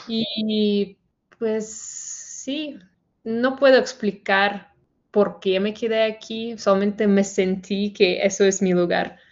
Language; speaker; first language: Spanish; non-native, fluent; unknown